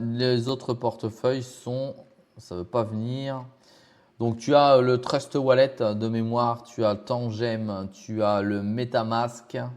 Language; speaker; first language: French; native; French